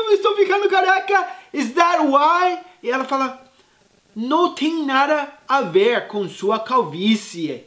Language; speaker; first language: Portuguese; non-native, fluent; English